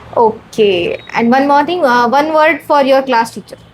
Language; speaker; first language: English; non-native, learner; Marathi